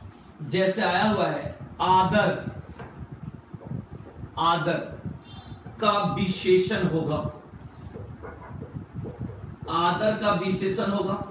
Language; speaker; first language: Hindi; native; Hindi